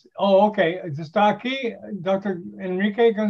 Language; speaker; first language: Spanish; non-native, learner; English